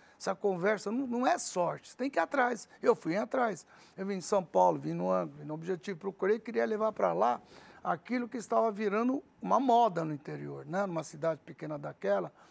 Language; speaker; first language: Portuguese; early bilingual, other home language; Arabic